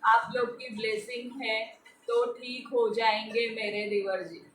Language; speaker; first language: Hindi; non-native, local second language; Marathi